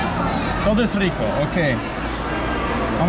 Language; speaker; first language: Spanish; non-native, fluent; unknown